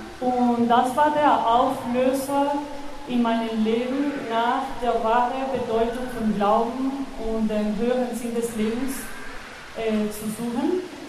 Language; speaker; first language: German; non-native, fluent; Spanish